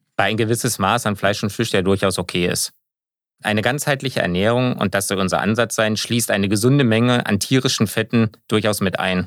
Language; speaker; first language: German; native; German